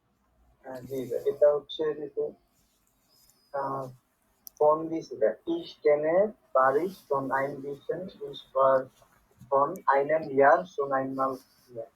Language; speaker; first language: German; non-native, learner; Bangla